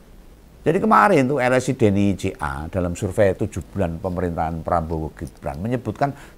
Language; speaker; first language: Indonesian; native; Indonesian